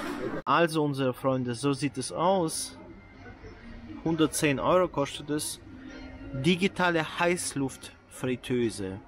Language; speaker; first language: German; native; German